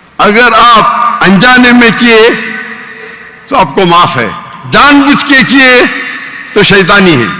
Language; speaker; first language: Urdu; non-native, local second language; Konkani